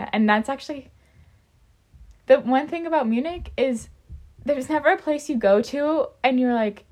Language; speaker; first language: English; native; English